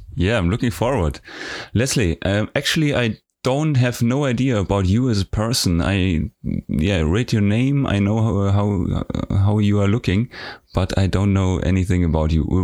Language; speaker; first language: English; non-native, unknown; German